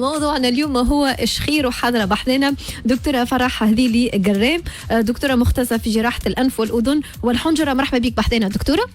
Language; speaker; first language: Arabic; native; Arabic